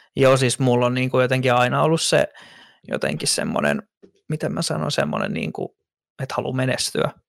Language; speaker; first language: Finnish; native; Finnish